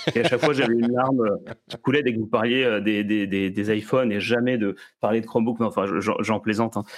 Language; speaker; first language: French; early bilingual, other home language; Serbian